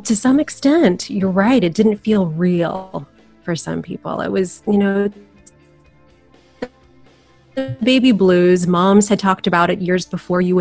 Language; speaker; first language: English; early bilingual, other home language; Filipino